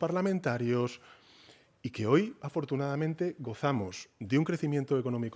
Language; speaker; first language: Spanish; native; Spanish